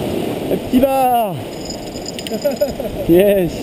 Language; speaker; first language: French; native; French